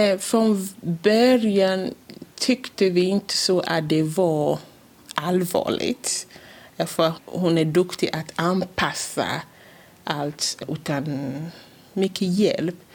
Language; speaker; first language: Swedish; non-native, fluent; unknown